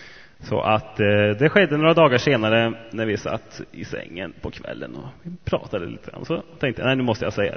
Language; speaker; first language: Swedish; native; Swedish